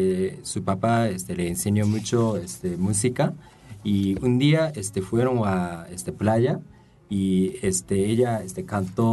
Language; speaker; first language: Spanish; non-native, fluent; Japanese